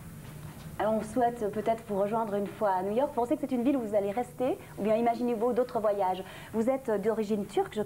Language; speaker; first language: French; native; French